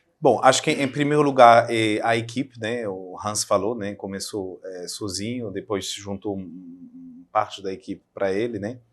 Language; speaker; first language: Portuguese; non-native, fluent; French